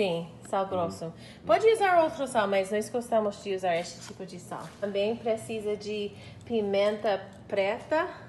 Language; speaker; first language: Portuguese; non-native, learner; English